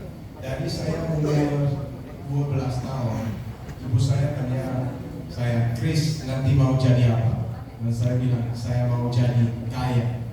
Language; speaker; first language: Indonesian; non-native, fluent; Danish